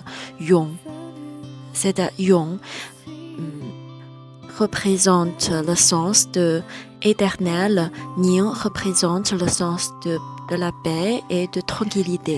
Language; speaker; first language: French; non-native, fluent; Chinese